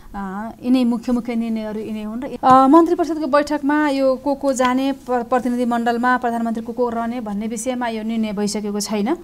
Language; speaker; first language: Nepali; native; Nepali